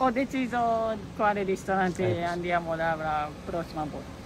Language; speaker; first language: Italian; non-native, fluent; Japanese